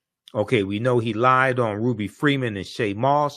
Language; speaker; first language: English; native; English